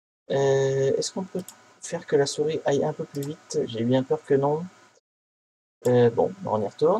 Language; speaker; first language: French; native; French